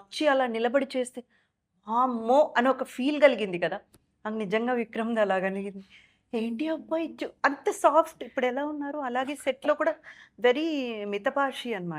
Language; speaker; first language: Telugu; native; Telugu